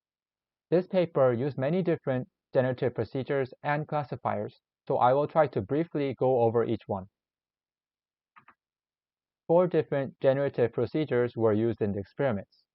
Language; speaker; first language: English; non-native, learner; Korean